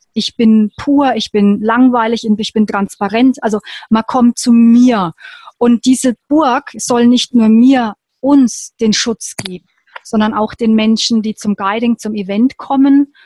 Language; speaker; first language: German; native; German